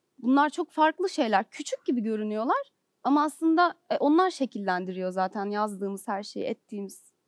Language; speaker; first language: Turkish; native; Turkish